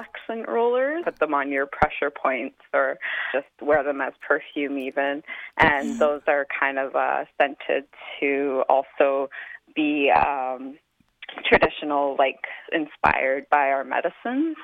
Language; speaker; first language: English; native; English